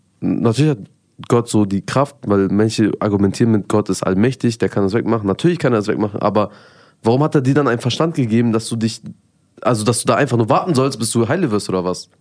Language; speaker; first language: German; early bilingual, other home language; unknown